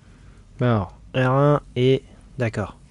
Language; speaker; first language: French; native; French